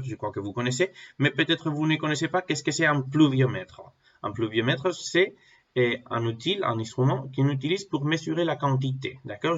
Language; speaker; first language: French; non-native, fluent; Spanish